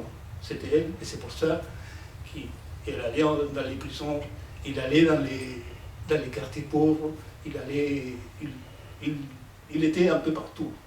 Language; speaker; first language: French; non-native, fluent; Spanish